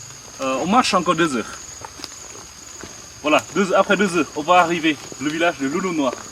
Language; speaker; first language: French; non-native, fluent; Vietnamese